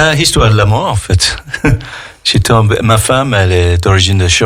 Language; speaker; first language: French; non-native, fluent; English